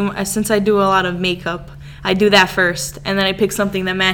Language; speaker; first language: English; early bilingual, other home language; Serbian